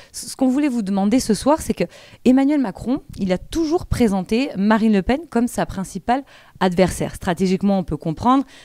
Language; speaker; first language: French; native; French